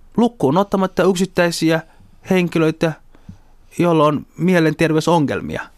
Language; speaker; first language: Finnish; early bilingual, other home language; Somali